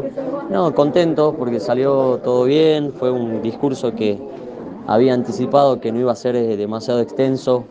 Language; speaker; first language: Spanish; native; Spanish